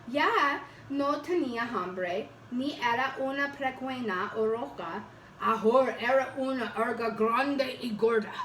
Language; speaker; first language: Spanish; non-native, learner; English